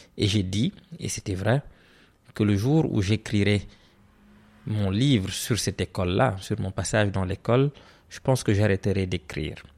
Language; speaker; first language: French; non-native, local second language; Serer